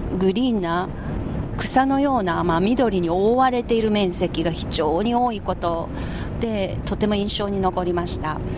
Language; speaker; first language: Japanese; non-native, fluent; Chinese